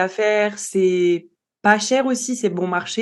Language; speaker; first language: French; native; French